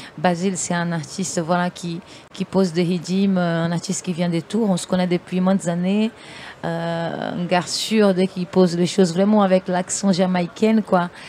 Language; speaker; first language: French; non-native, fluent; Portuguese